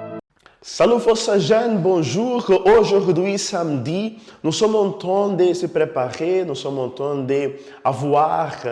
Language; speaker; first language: French; non-native, fluent; Portuguese